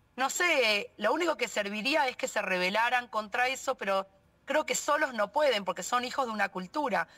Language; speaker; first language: Spanish; native; Spanish